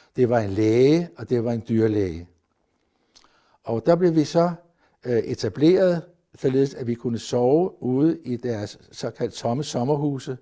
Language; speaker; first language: Danish; native; Danish